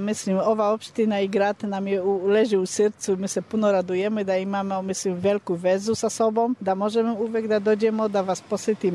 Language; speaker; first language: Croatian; non-native, learner; Polish